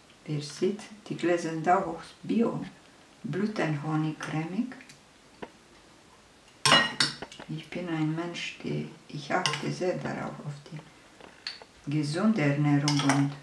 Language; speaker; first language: German; non-native, fluent; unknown